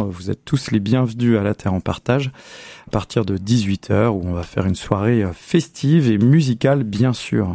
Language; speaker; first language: French; native; French